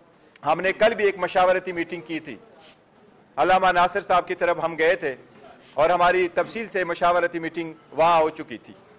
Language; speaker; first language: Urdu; non-native, local second language; Pashto